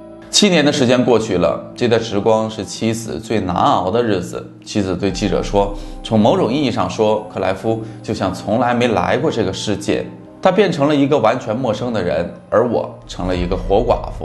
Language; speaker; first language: Chinese; native; Chinese